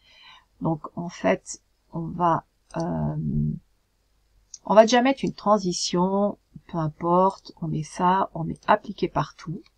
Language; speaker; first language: French; native; French